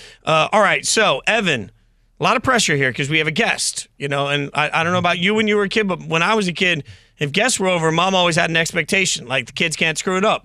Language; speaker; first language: English; native; English